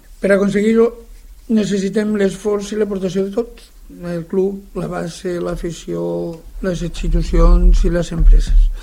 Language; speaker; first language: Catalan; non-native, local second language; Spanish